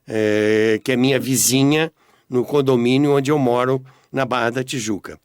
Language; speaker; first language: Portuguese; native; Portuguese